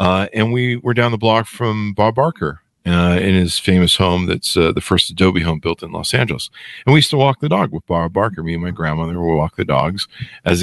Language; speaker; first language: English; native; English